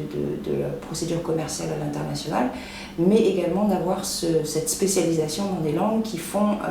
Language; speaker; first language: French; native; French